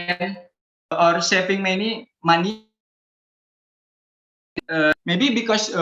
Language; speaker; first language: English; non-native, learner; Indonesian